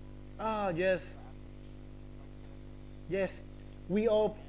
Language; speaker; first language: English; non-native, learner; Vietnamese